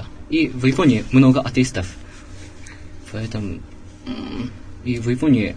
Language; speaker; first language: Russian; non-native, learner; Japanese